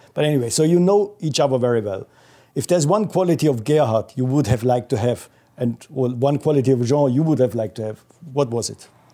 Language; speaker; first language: English; non-native, fluent; German